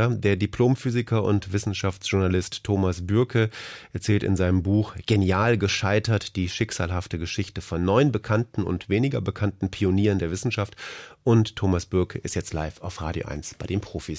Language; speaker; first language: German; native; German